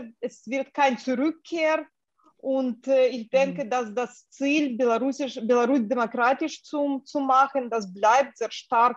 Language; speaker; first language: German; non-native, fluent; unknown